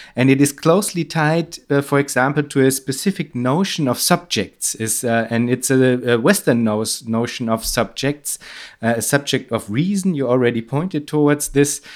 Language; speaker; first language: English; non-native, fluent; German